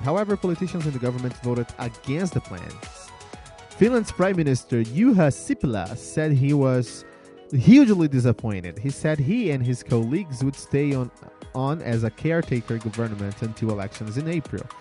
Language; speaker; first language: English; non-native, fluent; Portuguese